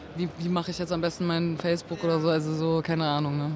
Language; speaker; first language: German; native; German